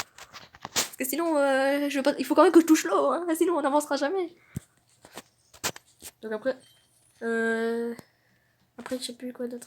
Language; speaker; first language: French; native; French